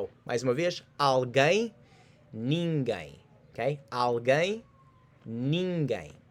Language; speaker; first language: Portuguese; non-native, fluent; English